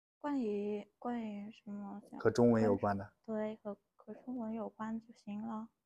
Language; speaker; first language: Chinese; non-native, learner; Vietnamese